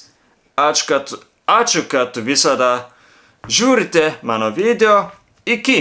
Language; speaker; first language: Lithuanian; non-native, learner; Japanese